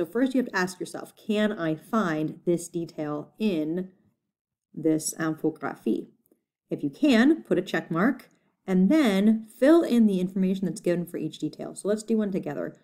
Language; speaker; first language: English; native; English